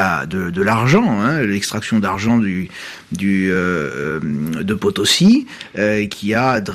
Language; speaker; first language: French; native; French